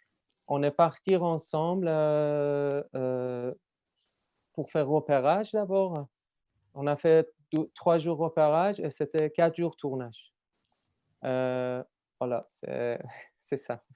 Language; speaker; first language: French; non-native, learner; Persian